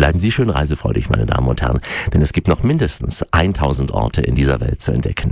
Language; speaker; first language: German; native; German